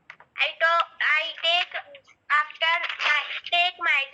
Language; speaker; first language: English; non-native, learner; Hindi